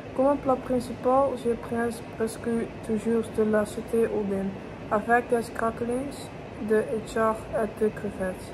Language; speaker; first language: French; non-native, learner; Dutch